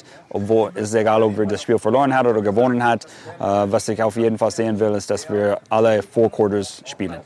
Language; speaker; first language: German; non-native, fluent; English